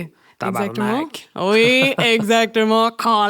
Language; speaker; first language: French; non-native, fluent; English